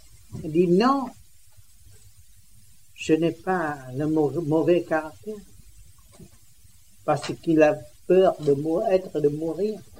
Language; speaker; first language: French; non-native, learner; Vietnamese